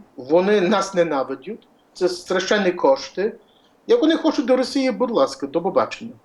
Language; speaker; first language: Ukrainian; early bilingual, heritage; Ukrainian